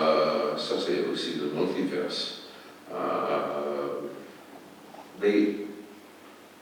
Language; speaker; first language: French; non-native, fluent; English